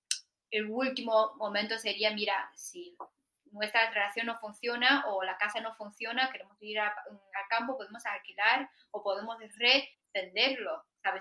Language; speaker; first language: Spanish; non-native, fluent; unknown